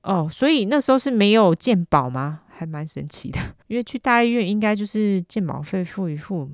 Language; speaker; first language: Chinese; native; Chinese